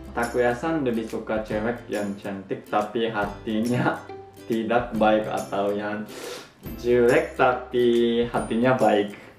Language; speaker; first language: Indonesian; non-native, fluent; Japanese